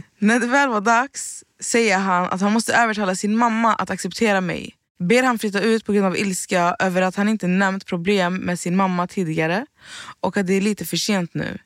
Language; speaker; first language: Swedish; early bilingual, other home language; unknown